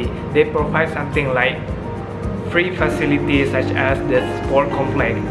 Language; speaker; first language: English; non-native, fluent; Indonesian